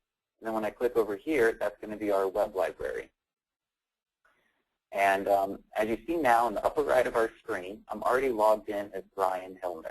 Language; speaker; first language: English; native; English